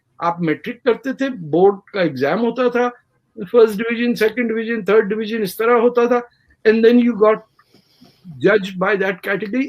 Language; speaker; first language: Urdu; native; Urdu